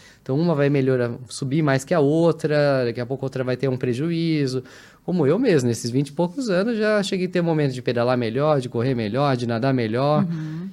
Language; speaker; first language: Portuguese; native; Portuguese